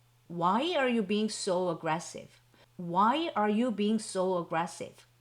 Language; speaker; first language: English; non-native, fluent; Korean